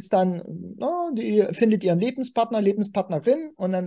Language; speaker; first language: German; native; German